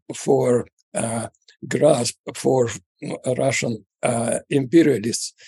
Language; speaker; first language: English; non-native, fluent; Russian